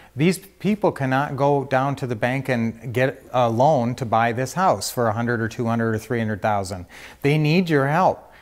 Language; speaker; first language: English; native; English